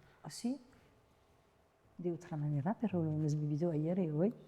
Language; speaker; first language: Spanish; non-native, fluent; French